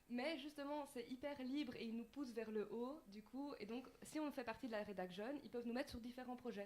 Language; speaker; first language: French; native; French